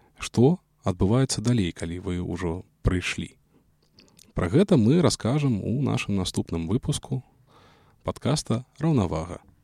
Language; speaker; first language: Belarusian; non-native, local second language; Russian